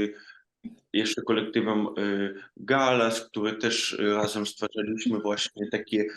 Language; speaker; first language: Polish; non-native, fluent; Ukrainian